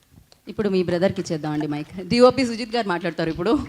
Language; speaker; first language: Telugu; native; Telugu